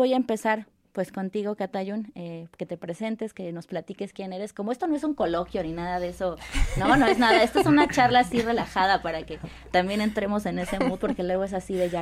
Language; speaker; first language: Spanish; native; Spanish